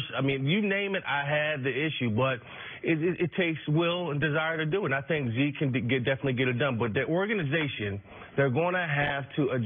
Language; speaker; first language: English; native; English